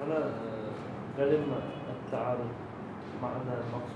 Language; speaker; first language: Arabic; non-native, learner; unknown